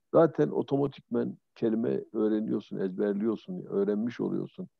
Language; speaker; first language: Turkish; native; Turkish